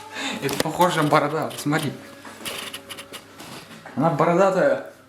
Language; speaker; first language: Russian; non-native, learner; Turkmen